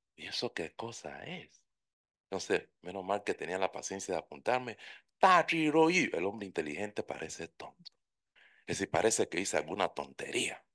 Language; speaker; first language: Spanish; native; Spanish